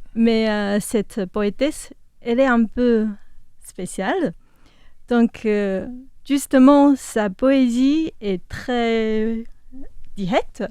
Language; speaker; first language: French; non-native, fluent; Chinese